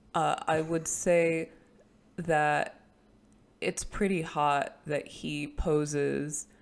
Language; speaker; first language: English; early bilingual, other home language; Russian